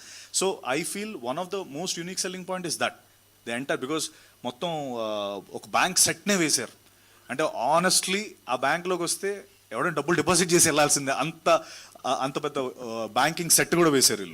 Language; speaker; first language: Telugu; native; Telugu